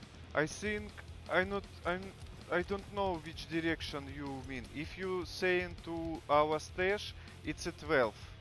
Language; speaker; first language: English; non-native, learner; Russian